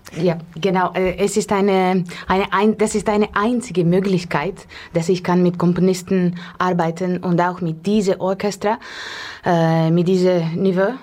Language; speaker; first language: German; non-native, learner; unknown